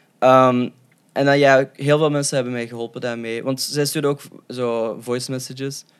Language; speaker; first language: Dutch; early bilingual, other home language; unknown